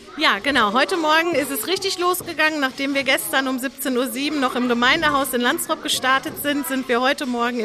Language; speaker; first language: German; native; German